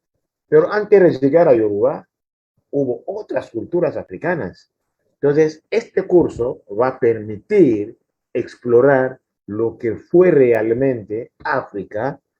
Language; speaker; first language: Spanish; non-native, fluent; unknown